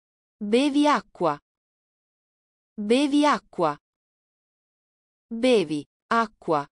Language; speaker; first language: Italian; non-native, learner; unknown